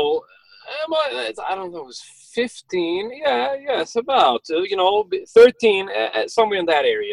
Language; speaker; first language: English; early bilingual, other home language; Yiddish